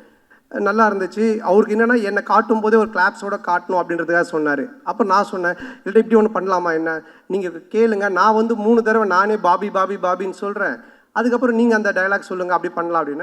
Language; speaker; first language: Tamil; native; Tamil